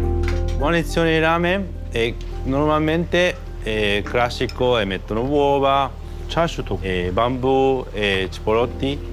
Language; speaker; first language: Italian; non-native, learner; Japanese